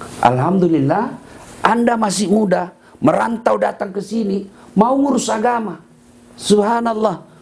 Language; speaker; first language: Malay; non-native, local second language; Buginese